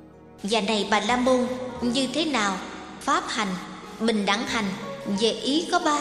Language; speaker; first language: Vietnamese; native; Vietnamese